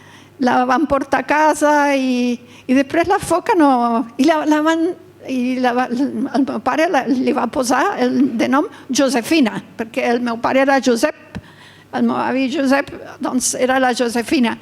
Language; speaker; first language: Catalan; early bilingual, heritage; Catalan